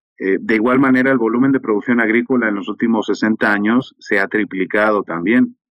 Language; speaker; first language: Spanish; native; Spanish